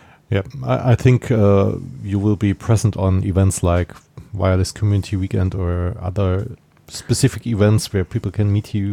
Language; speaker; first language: English; non-native, fluent; German